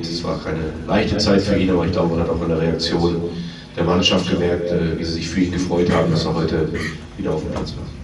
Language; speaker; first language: German; native; German